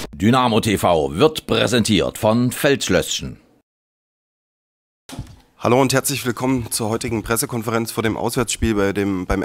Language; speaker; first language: German; native; German